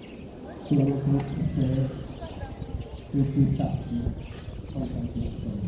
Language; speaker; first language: French; non-native, local second language; Lingala